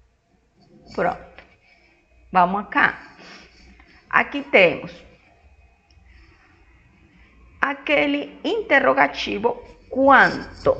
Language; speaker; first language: Portuguese; non-native, fluent; Spanish